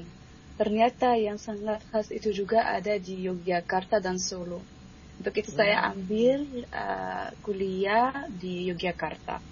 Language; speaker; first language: Indonesian; non-native, fluent; Arabic